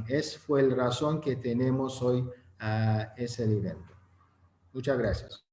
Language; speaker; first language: Spanish; non-native, learner; Azerbaijani